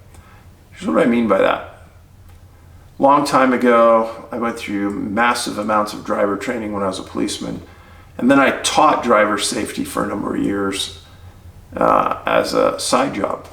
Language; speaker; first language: English; native; English